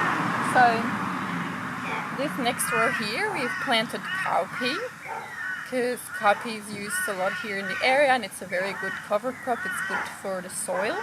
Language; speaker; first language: English; non-native, fluent; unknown